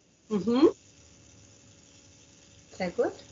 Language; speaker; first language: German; non-native, fluent; Hindi